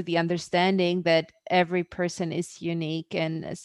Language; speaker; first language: English; non-native, fluent; German